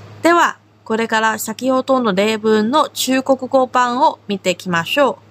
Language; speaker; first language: Japanese; non-native, fluent; Korean